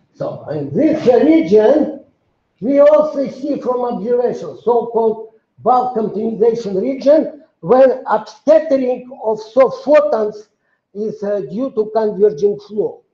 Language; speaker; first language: English; non-native, fluent; Russian